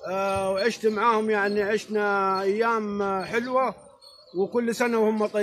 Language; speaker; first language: Arabic; native; Arabic